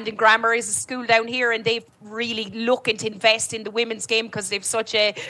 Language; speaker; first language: English; native; English